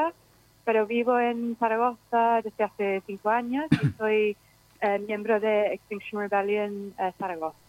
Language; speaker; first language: Spanish; non-native, fluent; English